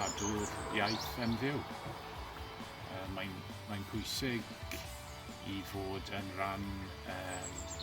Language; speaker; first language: Welsh; non-native, learner; English